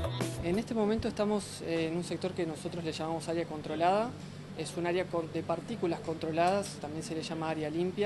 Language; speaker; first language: Spanish; native; Spanish